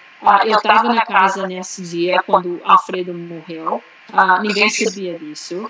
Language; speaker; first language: Portuguese; early bilingual, heritage; Portuguese